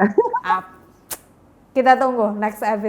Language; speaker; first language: Indonesian; native; Indonesian